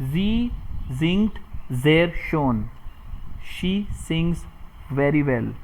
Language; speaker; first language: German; non-native, fluent; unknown